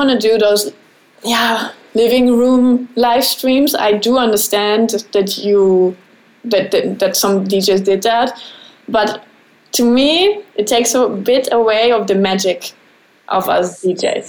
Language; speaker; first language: English; non-native, fluent; German